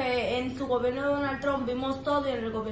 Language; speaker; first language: Spanish; native; Spanish